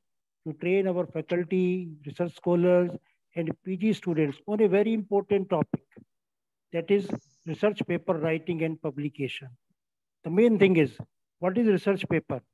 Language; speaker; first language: English; non-native, local second language; Hindi